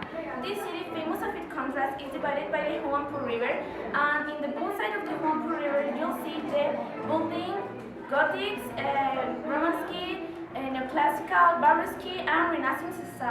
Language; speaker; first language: English; non-native, learner; Spanish